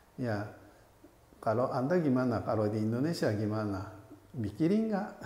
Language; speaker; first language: Indonesian; non-native, fluent; Japanese